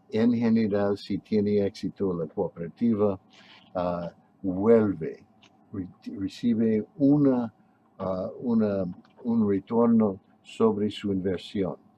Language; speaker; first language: Spanish; non-native, fluent; English